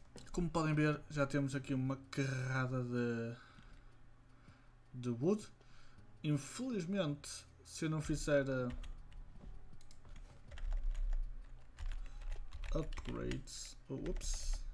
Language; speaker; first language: Portuguese; native; Portuguese